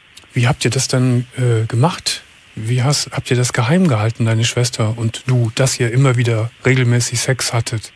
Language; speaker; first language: German; native; German